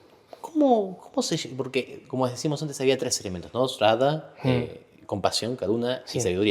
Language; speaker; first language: Spanish; native; Spanish